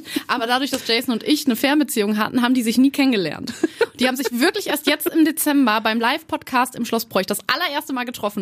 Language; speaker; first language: German; native; German